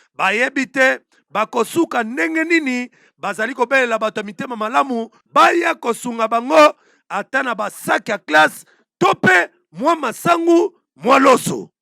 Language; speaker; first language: Lingala; native; Lingala